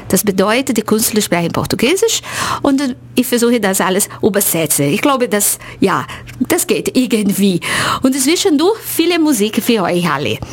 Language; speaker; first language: German; non-native, fluent; Portuguese